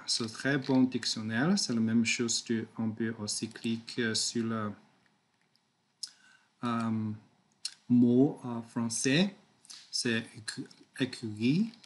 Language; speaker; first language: French; non-native, learner; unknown